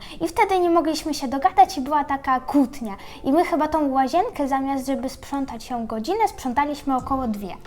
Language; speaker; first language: Polish; early bilingual, other home language; Ukrainian